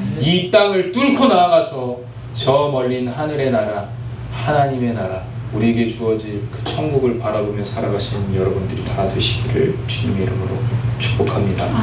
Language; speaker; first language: Korean; native; Korean